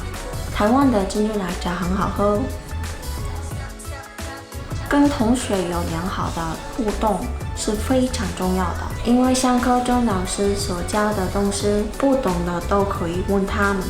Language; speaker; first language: Chinese; non-native, fluent; Mongolian